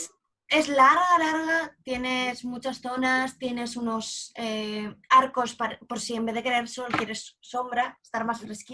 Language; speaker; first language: Spanish; native; Spanish